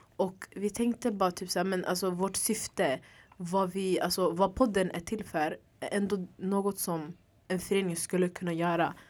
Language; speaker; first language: Swedish; early bilingual, other home language; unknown